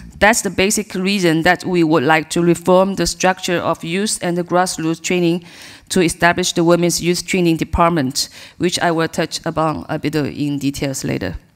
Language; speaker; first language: English; non-native, learner; Chinese